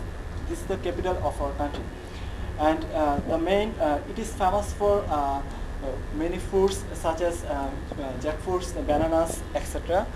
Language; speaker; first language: English; non-native, learner; Bangla